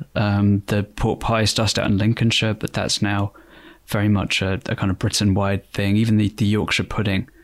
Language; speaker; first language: English; native; English